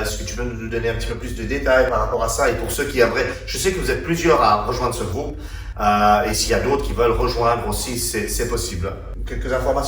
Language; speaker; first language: French; native; French